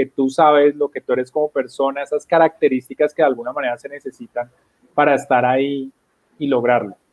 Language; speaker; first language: Spanish; native; Spanish